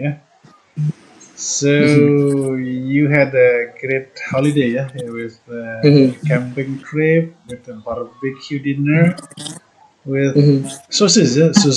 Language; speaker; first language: English; non-native, fluent; Indonesian